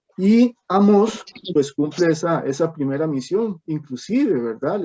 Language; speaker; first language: Spanish; native; Spanish